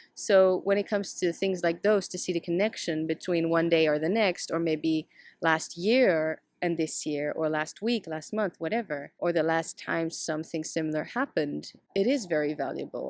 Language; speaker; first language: English; non-native, fluent; Dutch